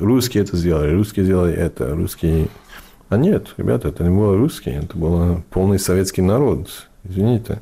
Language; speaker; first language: Russian; non-native, fluent; English